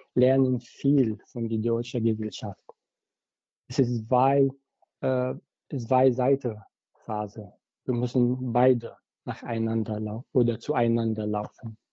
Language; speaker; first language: German; non-native, fluent; Arabic